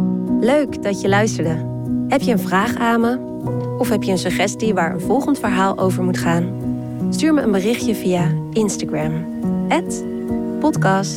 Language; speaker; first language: Dutch; native; Dutch